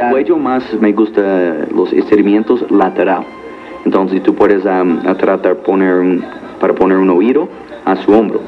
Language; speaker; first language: Spanish; non-native, fluent; English